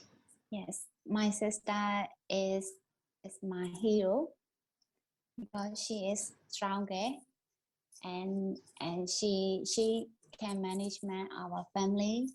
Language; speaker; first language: English; non-native, learner; Burmese